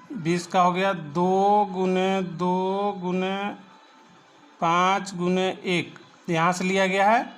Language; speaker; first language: Hindi; native; Hindi